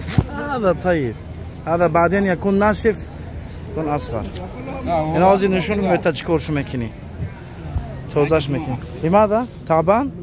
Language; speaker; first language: Arabic; non-native, learner; Tajik